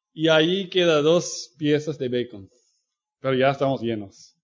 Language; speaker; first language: Spanish; non-native, fluent; English